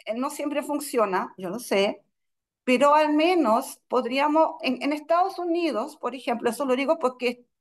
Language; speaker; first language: Spanish; non-native, fluent; Russian